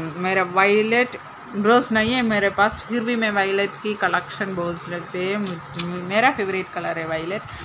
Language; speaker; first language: Hindi; non-native, local second language; Gujarati